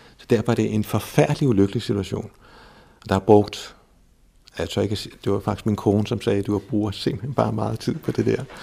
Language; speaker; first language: Danish; native; Danish